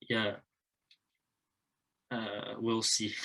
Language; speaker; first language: English; non-native, learner; Japanese